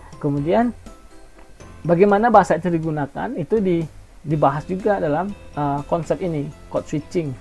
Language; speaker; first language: Indonesian; non-native, local second language; Minangkabau